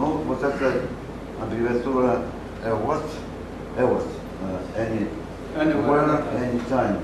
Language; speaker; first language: Russian; native; Russian